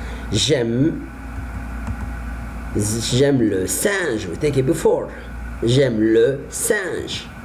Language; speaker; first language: French; non-native, fluent; Arabic